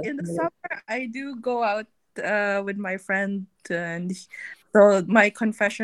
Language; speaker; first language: English; non-native, local second language; Filipino